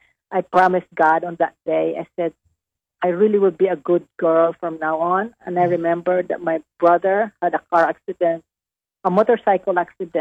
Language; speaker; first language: English; non-native, local second language; Hiligaynon